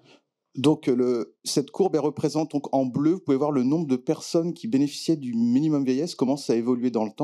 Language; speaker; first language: French; native; French